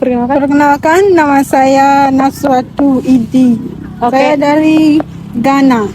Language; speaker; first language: Indonesian; non-native, learner; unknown